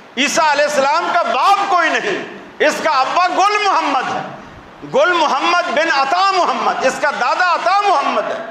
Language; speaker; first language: Urdu; non-native, local second language; Punjabi